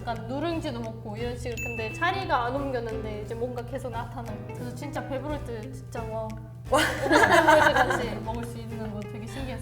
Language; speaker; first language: Korean; non-native, fluent; German